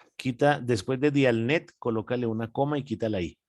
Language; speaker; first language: Spanish; native; Spanish